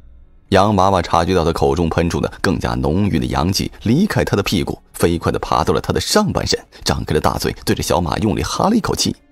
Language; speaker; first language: Chinese; native; Chinese